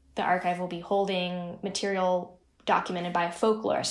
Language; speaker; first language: English; native; English